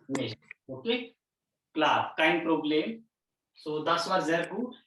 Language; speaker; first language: German; non-native, fluent; Hindi